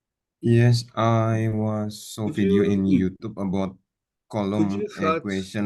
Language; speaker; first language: English; non-native, learner; Indonesian